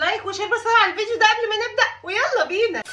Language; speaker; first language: Arabic; native; Arabic